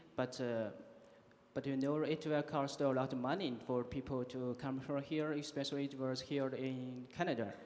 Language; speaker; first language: English; non-native, learner; Chinese